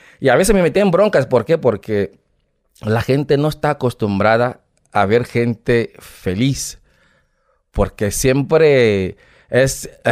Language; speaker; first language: Spanish; non-native, fluent; Portuguese